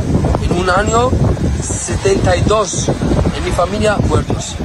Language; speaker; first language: Spanish; non-native, learner; Arabic